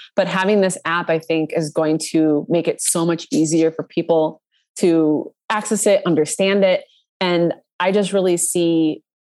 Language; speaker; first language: English; native; English